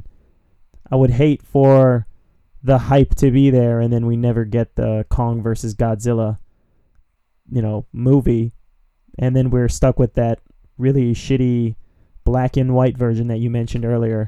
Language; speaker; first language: English; native; English